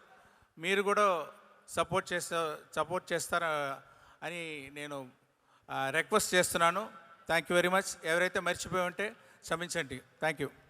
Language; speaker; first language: Telugu; non-native, learner; Tamil